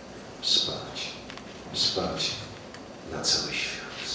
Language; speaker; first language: Polish; native; Polish